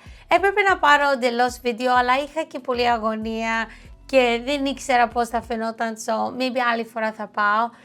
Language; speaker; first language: Greek; early bilingual, heritage; Greek